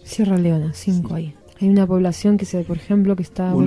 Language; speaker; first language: Spanish; native; Spanish